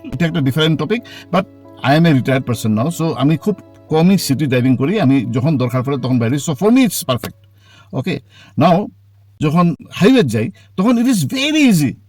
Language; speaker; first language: English; non-native, local second language; Bangla